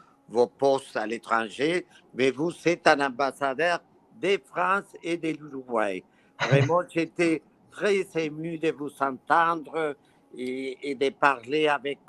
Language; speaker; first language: French; non-native, fluent; Spanish